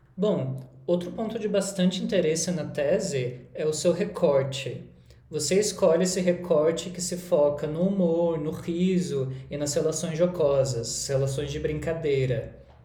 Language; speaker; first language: Portuguese; native; Portuguese